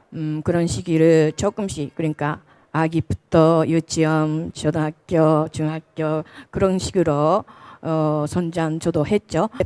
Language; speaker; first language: Korean; non-native, fluent; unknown